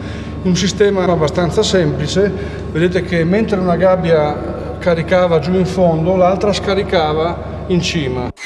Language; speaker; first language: Italian; native; Italian